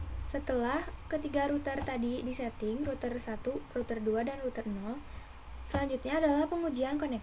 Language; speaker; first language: Indonesian; native; Indonesian